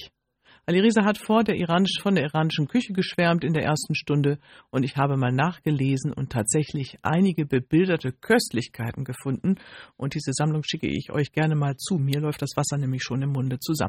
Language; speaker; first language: German; native; German